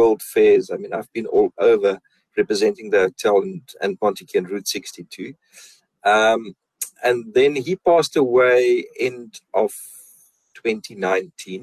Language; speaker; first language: English; non-native, local second language; Afrikaans